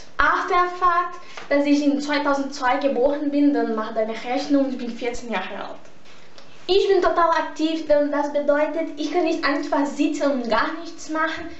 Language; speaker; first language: German; early bilingual, heritage; Portuguese